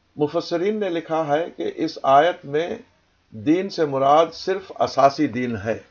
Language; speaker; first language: Urdu; native; Urdu